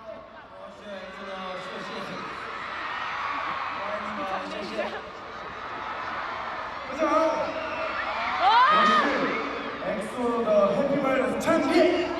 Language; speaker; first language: Chinese; non-native, learner; Korean